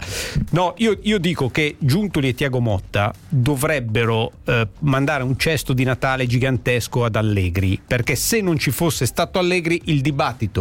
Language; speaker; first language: Italian; native; Italian